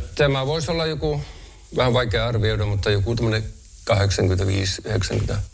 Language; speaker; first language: Finnish; non-native, local second language; Northern Sami